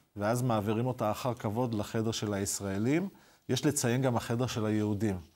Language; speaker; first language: Hebrew; native; Hebrew